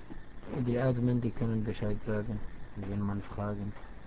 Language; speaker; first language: German; non-native, fluent; Arabic